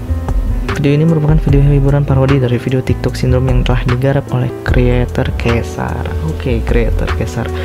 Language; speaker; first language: Indonesian; native; Indonesian